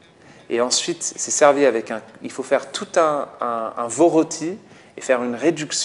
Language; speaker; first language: French; non-native, fluent; English